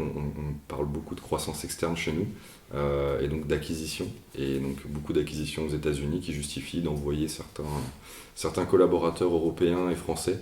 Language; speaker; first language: French; native; French